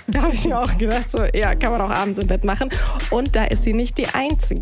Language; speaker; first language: German; native; German